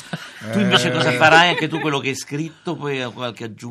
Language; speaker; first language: Italian; native; Italian